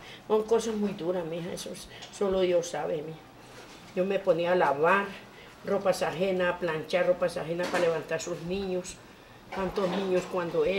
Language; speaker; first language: Spanish; native; Spanish